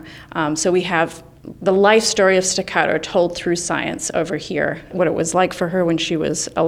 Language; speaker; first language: English; native; English